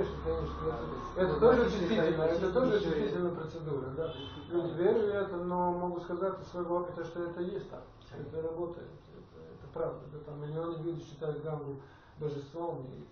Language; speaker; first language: Russian; non-native, fluent; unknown